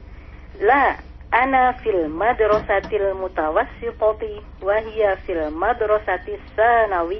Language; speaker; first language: Arabic; non-native, learner; Indonesian